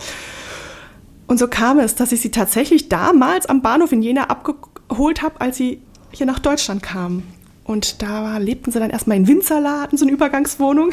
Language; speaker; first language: German; native; German